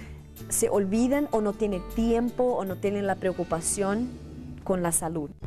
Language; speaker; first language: Spanish; non-native, fluent; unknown